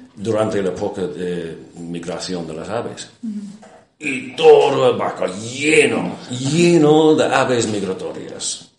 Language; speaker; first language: Spanish; non-native, fluent; English